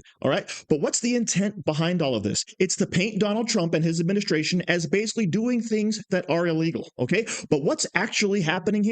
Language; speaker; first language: English; native; English